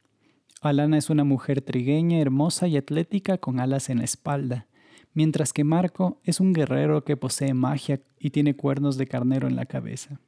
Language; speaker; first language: Spanish; native; Spanish